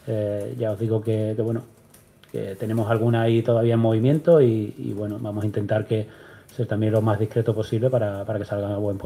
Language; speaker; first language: Spanish; native; Spanish